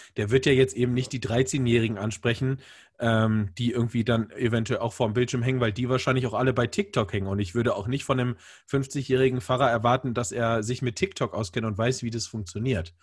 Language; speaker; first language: German; native; German